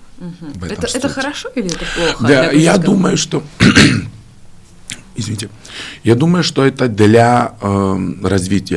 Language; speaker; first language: Russian; non-native, fluent; Georgian